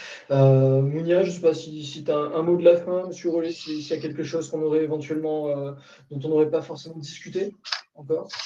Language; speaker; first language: French; native; French